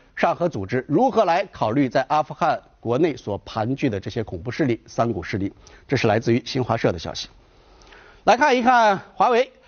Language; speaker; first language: Chinese; native; Chinese